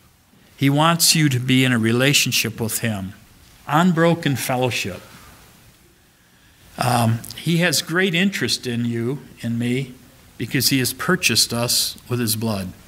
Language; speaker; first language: English; native; English